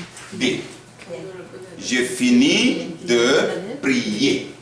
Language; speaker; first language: French; non-native, fluent; Korean